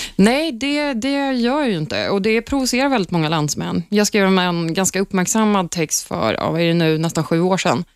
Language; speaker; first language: Swedish; early bilingual, other home language; Turkish